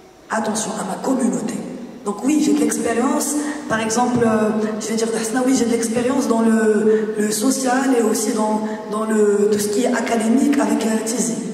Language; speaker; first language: French; non-native, local second language; Arabic